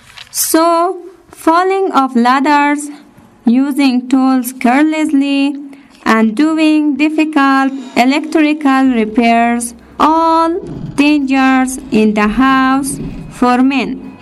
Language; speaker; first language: English; non-native, fluent; Persian